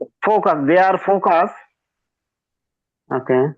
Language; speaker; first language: English; non-native, learner; Bangla